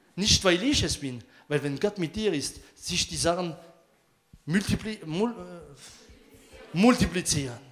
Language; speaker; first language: German; non-native, fluent; French